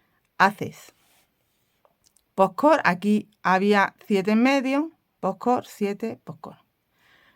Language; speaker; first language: Spanish; native; Spanish